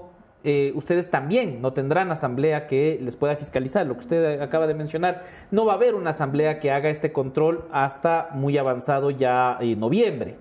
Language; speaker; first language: Spanish; native; Spanish